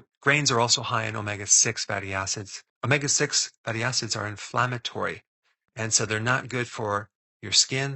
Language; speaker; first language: English; native; English